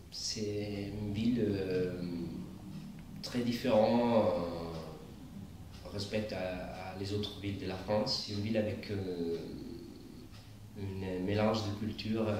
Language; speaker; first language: French; non-native, fluent; Italian